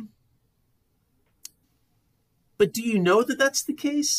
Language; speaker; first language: English; native; English